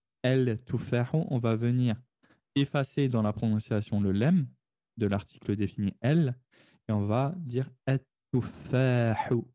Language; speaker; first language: French; native; French